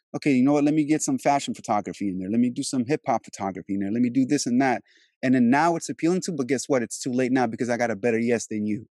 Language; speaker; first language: English; early bilingual, other home language; Albanian